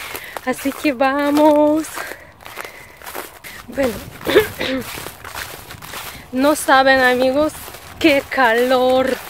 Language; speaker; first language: Spanish; non-native, learner; Russian